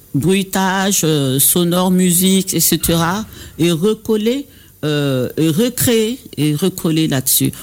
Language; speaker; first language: French; non-native, local second language; Baoulé